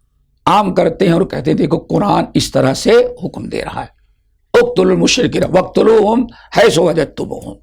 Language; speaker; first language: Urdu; native; Urdu